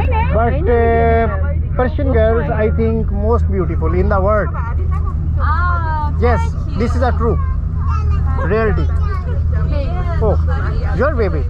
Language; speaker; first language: English; non-native, learner; Urdu